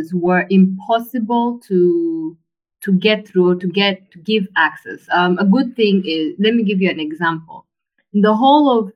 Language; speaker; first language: English; non-native, local second language; Swahili